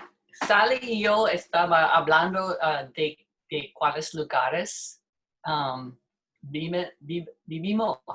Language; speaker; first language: Spanish; non-native, learner; English